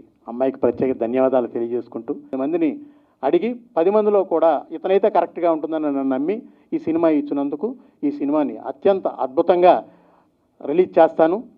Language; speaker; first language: Telugu; native; Telugu